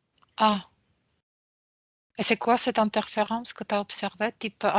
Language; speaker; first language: French; non-native, fluent; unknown